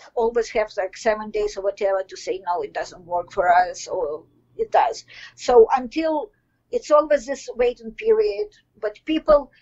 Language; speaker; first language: English; non-native, fluent; Russian